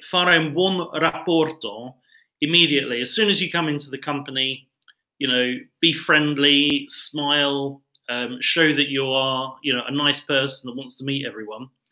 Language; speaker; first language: English; native; English